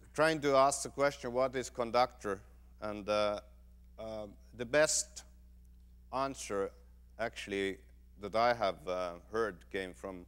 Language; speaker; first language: English; non-native, fluent; Finnish